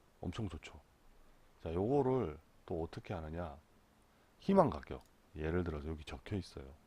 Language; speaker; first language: Korean; native; Korean